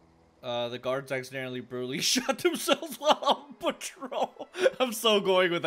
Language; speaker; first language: English; native; English